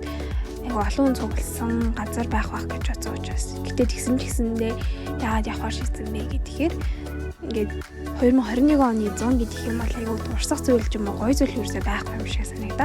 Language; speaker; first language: Mongolian; native; Mongolian